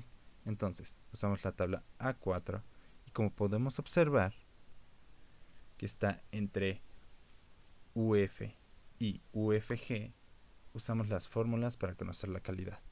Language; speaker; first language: Spanish; native; Spanish